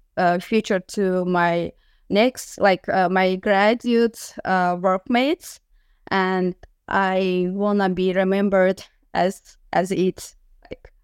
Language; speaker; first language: English; non-native, learner; Azerbaijani